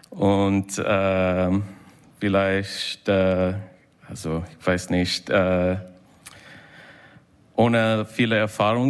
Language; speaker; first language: German; non-native, learner; English